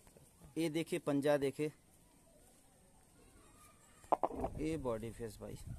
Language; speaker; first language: Hindi; non-native, local second language; Bangla